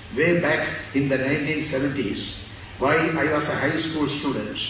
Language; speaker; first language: English; non-native, local second language; Malayalam